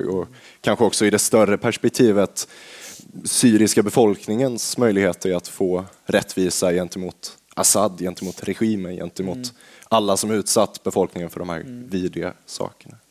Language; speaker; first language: Swedish; native; Swedish